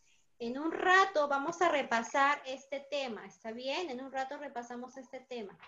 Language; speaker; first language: Spanish; native; Spanish